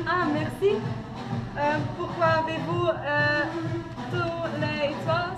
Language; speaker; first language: French; non-native, learner; Dutch